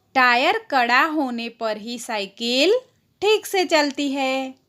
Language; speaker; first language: Hindi; non-native, local second language; Gujarati